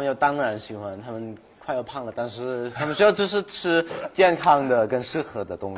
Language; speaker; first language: Chinese; non-native, fluent; Thai